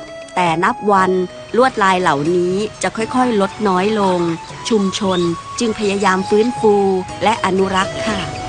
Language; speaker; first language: Thai; native; Thai